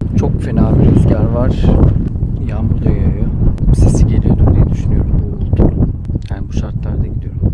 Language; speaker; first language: Turkish; non-native, local second language; Kurdish